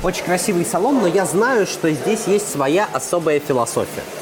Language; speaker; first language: Russian; native; Russian